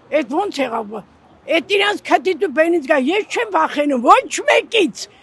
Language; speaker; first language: Armenian; native; Armenian